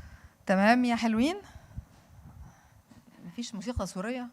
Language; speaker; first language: Arabic; native; Arabic